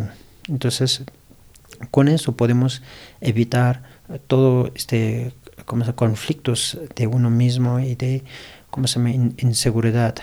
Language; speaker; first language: Spanish; non-native, learner; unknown